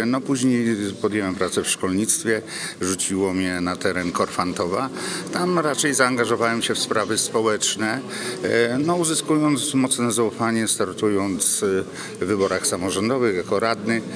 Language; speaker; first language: Polish; native; Polish